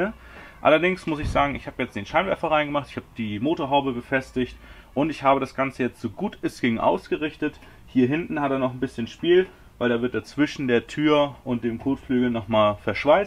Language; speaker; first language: German; native; German